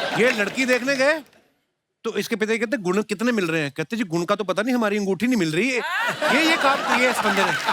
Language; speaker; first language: Hindi; non-native, local second language; Punjabi